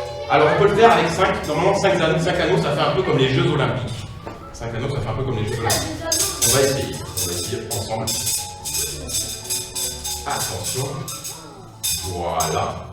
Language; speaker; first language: French; native; French